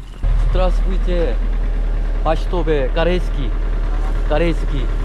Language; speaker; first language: Russian; non-native, learner; Korean